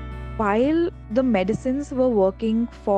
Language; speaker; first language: English; non-native, local second language; Hindi